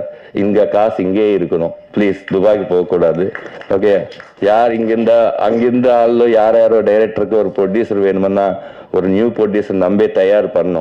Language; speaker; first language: Tamil; non-native, learner; Telugu